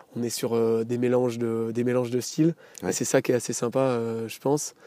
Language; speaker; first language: French; native; French